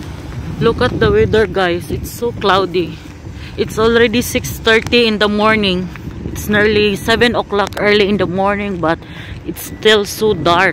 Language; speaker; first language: English; non-native, local second language; Filipino